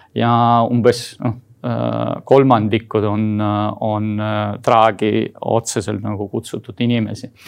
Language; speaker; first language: Estonian; non-native, fluent; Italian